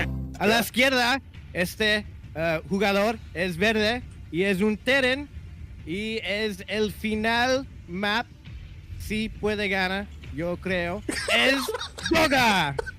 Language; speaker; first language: Spanish; non-native, learner; English